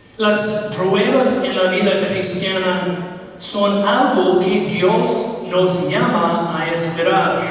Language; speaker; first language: Spanish; non-native, fluent; English